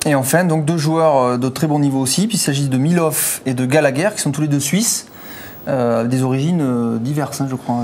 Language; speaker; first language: French; native; French